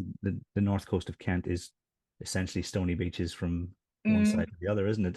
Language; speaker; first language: English; native; English